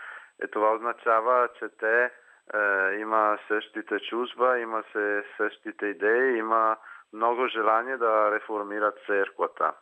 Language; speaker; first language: Bulgarian; non-native, fluent; Italian